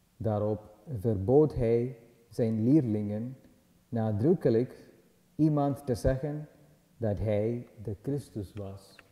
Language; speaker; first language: Dutch; non-native, learner; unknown